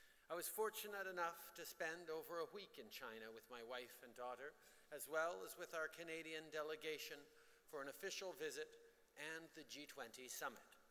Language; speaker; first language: English; early bilingual, other home language; French